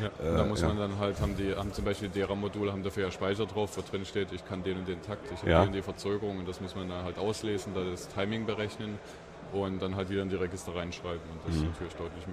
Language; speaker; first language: German; native; German